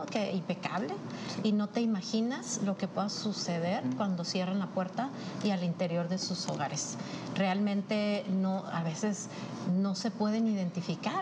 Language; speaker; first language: Spanish; native; Spanish